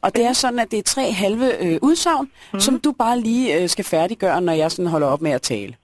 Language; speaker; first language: Danish; native; Danish